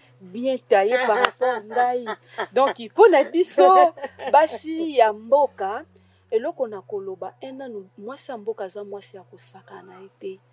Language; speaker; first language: Lingala; non-native, local second language; Kongo